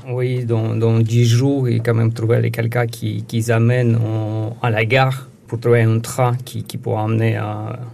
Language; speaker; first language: French; non-native, learner; Ukrainian